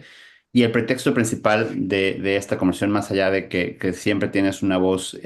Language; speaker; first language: Spanish; native; Spanish